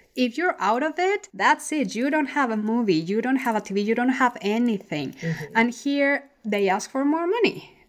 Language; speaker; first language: English; non-native, fluent; Spanish